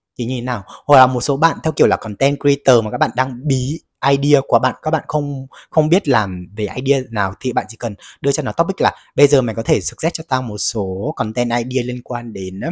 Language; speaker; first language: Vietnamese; native; Vietnamese